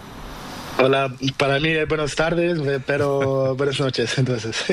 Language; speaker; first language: Spanish; non-native, learner; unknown